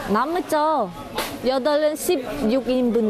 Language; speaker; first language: Korean; non-native, fluent; Khmer